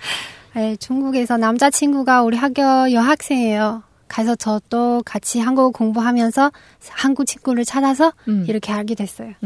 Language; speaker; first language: Korean; non-native, local second language; Chinese